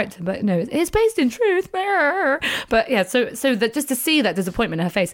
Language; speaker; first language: English; native; English